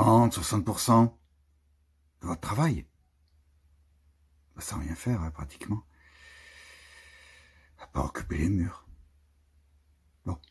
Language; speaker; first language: French; native; French